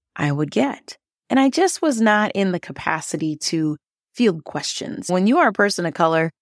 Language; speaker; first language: English; early bilingual, other home language; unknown